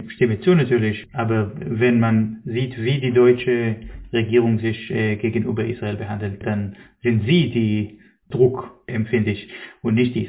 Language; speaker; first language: German; non-native, fluent; Hebrew